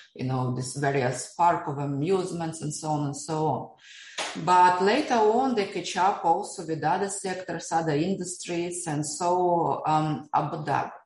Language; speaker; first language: English; non-native, fluent; Russian